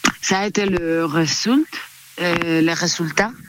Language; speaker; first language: French; non-native, learner; Spanish